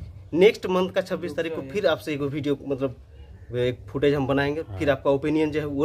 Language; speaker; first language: Hindi; non-native, local second language; Bangla